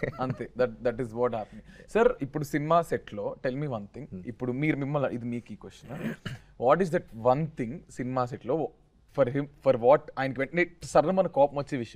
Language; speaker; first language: Telugu; native; Telugu